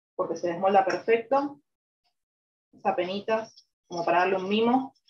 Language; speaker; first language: Spanish; native; Spanish